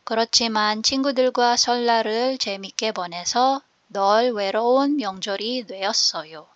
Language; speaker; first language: Korean; non-native, fluent; Filipino